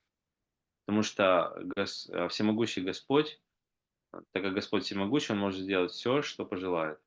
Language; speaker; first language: Russian; native; Russian